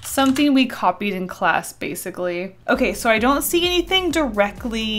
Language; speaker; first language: English; native; English